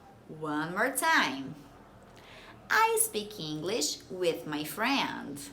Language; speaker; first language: English; non-native, fluent; Portuguese